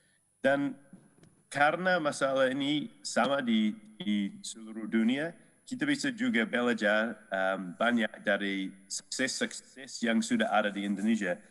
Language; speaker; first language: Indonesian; non-native, fluent; English